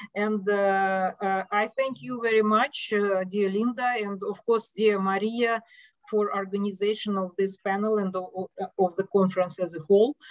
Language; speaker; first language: English; non-native, fluent; Russian